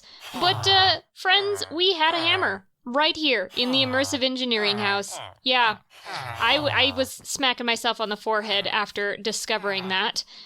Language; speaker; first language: English; native; English